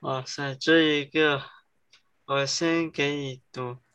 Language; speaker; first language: Chinese; early bilingual, heritage; Chinese